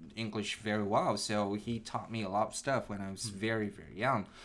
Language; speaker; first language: English; non-native, fluent; Chinese